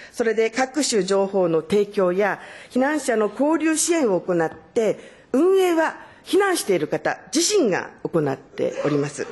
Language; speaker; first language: Japanese; native; Japanese